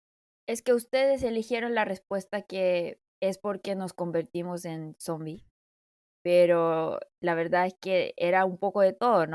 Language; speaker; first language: Spanish; non-native, fluent; Korean